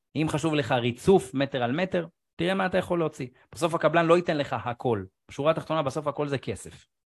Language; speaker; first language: Hebrew; native; Hebrew